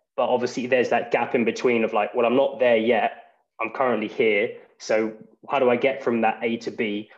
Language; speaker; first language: English; native; English